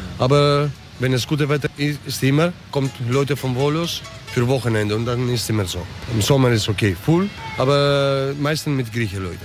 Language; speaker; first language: German; early bilingual, other home language; Greek